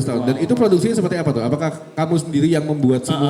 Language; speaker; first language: Indonesian; native; Indonesian